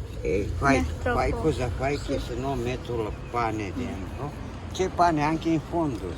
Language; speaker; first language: Italian; non-native, learner; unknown